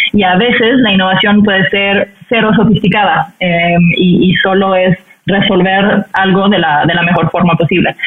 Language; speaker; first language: Spanish; non-native, fluent; French